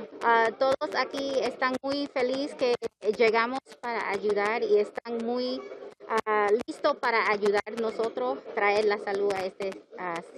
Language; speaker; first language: Spanish; non-native, learner; English